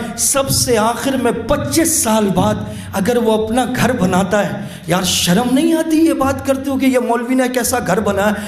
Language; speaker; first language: Urdu; native; Urdu